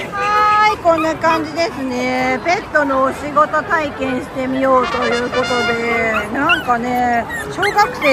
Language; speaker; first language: Japanese; native; Japanese